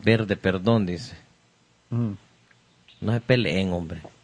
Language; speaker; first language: Spanish; native; Spanish